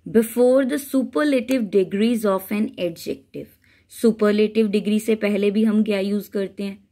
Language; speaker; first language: Hindi; native; Hindi